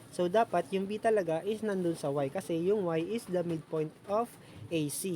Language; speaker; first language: Filipino; native; Filipino